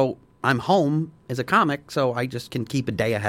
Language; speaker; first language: English; native; English